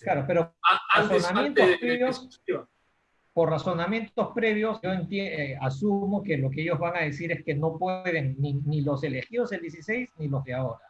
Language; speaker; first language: Spanish; native; Spanish